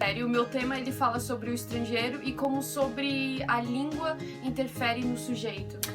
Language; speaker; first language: Portuguese; native; Portuguese